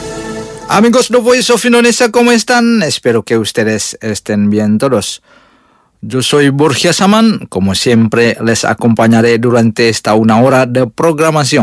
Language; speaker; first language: Spanish; non-native, fluent; Indonesian